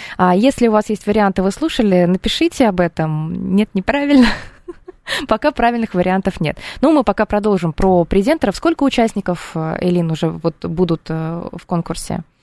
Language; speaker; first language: Russian; native; Russian